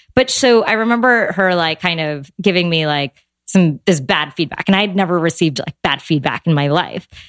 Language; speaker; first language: English; native; English